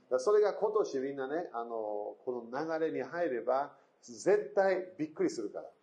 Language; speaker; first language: Japanese; non-native, fluent; English